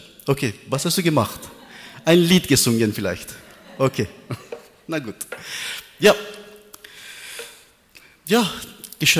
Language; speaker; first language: German; non-native, learner; Persian